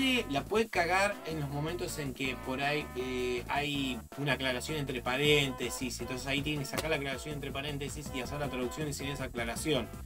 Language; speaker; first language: Spanish; native; Spanish